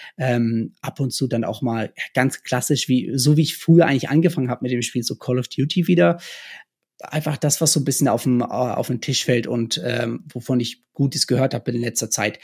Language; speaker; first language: German; early bilingual, other home language; English